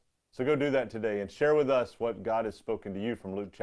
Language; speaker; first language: English; native; English